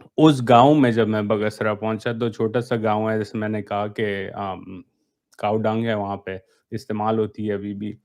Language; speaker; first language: Urdu; native; Urdu